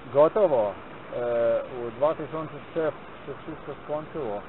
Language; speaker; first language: Polish; non-native, learner; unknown